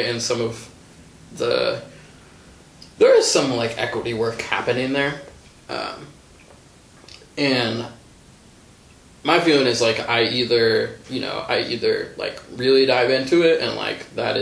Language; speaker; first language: English; native; English